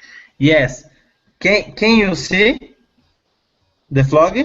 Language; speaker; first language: English; non-native, learner; Portuguese